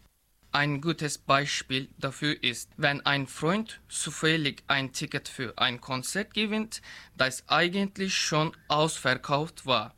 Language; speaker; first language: German; non-native, learner; Turkish